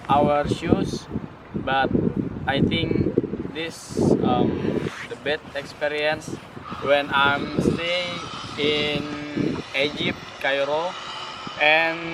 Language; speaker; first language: English; non-native, learner; Indonesian